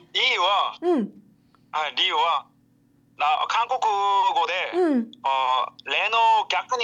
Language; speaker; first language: Japanese; non-native, learner; Korean